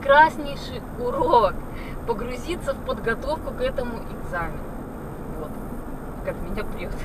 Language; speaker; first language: Russian; native; Russian